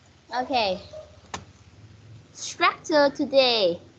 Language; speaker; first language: English; non-native, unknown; Vietnamese